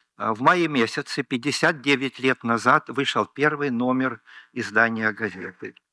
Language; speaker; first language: Russian; native; Russian